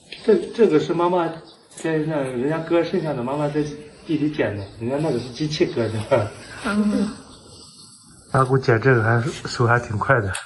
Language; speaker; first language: Chinese; native; Chinese